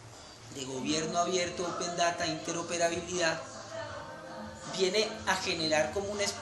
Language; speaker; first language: Spanish; native; Spanish